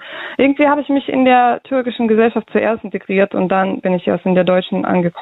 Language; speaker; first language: German; early bilingual, other home language; Russian